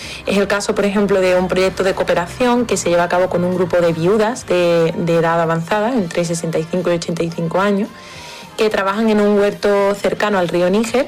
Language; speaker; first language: Spanish; native; Spanish